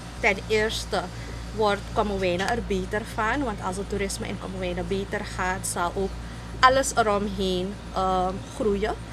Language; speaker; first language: Dutch; native; Dutch